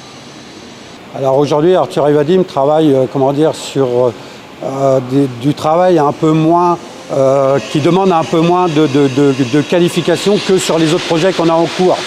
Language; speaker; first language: French; native; French